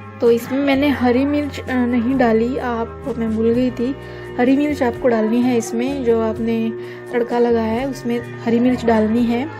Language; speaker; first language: Hindi; non-native, local second language; Konkani